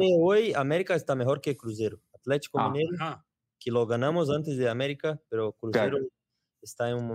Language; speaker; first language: Spanish; non-native, learner; Portuguese